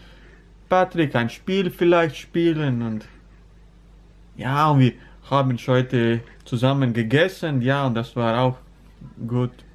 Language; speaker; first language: German; non-native, learner; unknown